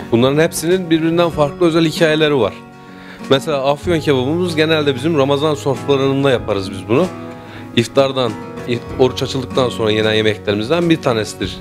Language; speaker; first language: Turkish; native; Turkish